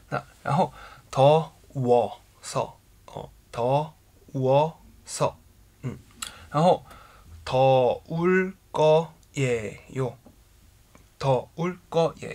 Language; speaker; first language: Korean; non-native, fluent; Chinese